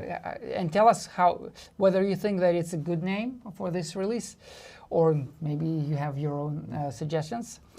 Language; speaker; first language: English; non-native, fluent; Russian